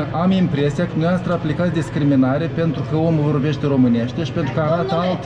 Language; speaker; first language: Romanian; native; Romanian